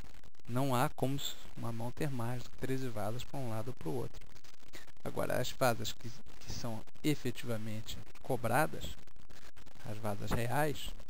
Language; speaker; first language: Portuguese; native; Portuguese